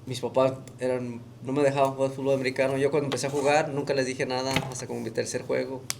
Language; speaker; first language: Spanish; early bilingual, other home language; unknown